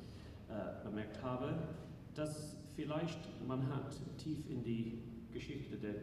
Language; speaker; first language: German; non-native, learner; English